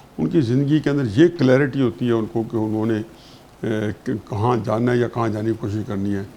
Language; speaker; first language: Urdu; non-native, local second language; Saraiki